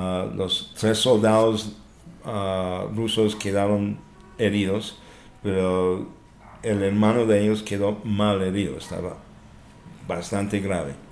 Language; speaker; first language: Spanish; non-native, fluent; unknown